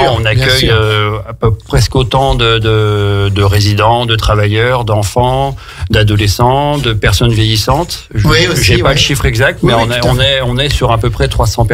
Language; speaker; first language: French; native; French